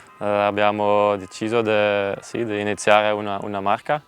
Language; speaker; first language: Italian; non-native, learner; Dutch